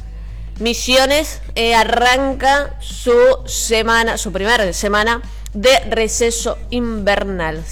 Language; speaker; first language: Spanish; native; Spanish